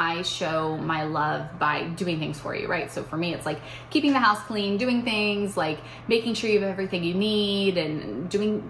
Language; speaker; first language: English; native; English